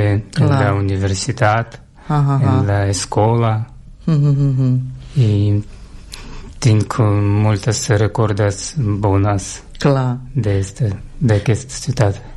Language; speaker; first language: Catalan; non-native, learner; Russian